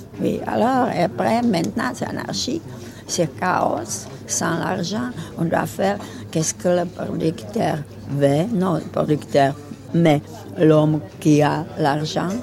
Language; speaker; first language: French; non-native, learner; Czech